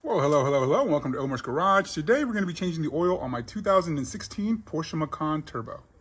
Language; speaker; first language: English; native; English